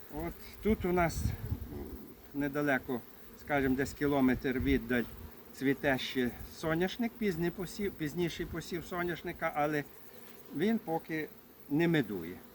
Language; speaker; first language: Ukrainian; native; Ukrainian